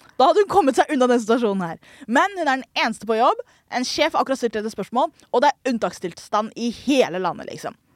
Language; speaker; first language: Norwegian; early bilingual, other home language; Somali